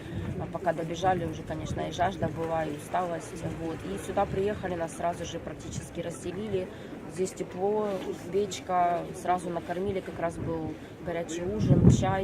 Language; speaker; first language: Russian; native; Russian